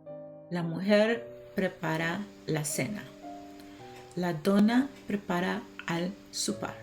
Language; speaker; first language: Spanish; non-native, learner; English